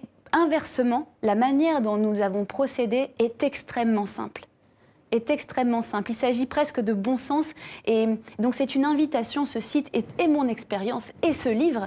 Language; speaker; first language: French; native; French